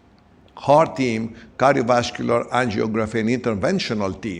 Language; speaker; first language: English; non-native, fluent; Greek